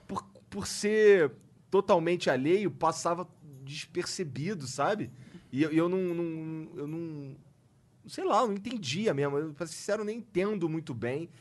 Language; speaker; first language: Portuguese; native; Portuguese